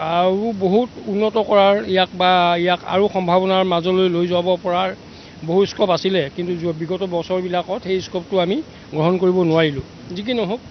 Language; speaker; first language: Assamese; native; Assamese